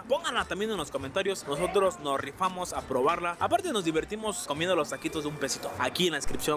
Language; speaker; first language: Spanish; native; Spanish